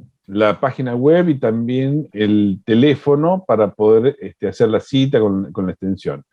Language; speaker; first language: Spanish; native; Spanish